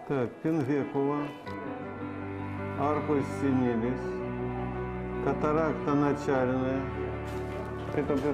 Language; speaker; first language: Russian; native; Russian